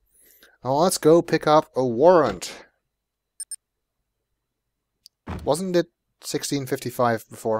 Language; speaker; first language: English; native; English